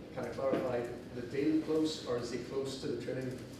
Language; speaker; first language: English; native; English